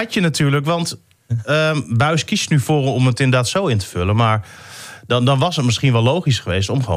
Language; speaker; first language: Dutch; native; Dutch